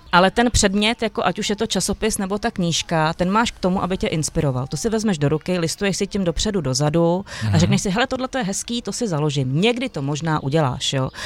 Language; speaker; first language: Czech; native; Czech